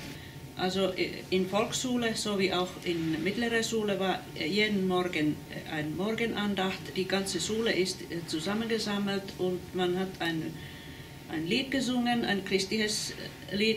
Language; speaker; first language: German; non-native, fluent; Finnish